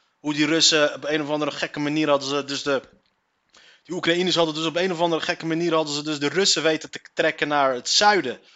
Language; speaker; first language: Dutch; native; Dutch